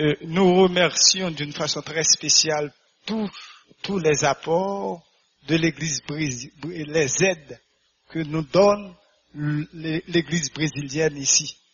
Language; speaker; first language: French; non-native, local second language; Haitian Creole